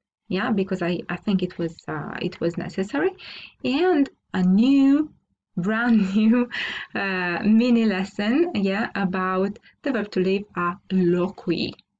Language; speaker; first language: English; non-native, fluent; Romanian